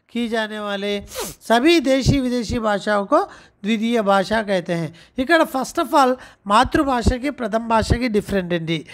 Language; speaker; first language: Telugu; non-native, local second language; Urdu